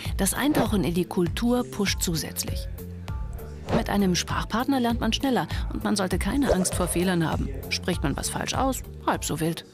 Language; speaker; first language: German; native; German